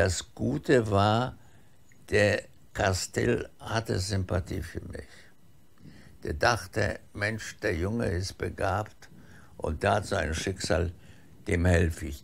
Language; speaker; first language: German; early bilingual, heritage; German